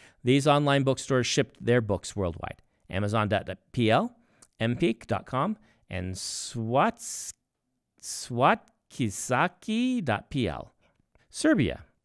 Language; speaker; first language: English; native; English